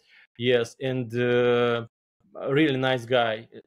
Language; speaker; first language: English; non-native, learner; Belarusian